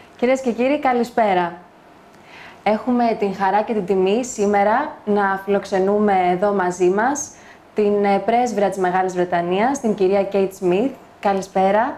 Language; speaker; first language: Greek; native; Greek